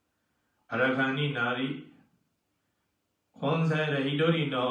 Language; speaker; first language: Japanese; non-native, fluent; Burmese